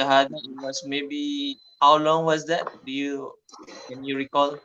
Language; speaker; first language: English; non-native, fluent; Malay